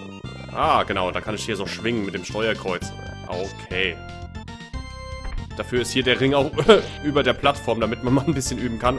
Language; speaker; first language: German; native; German